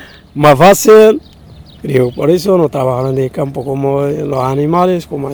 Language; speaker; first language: Spanish; non-native, learner; Arabic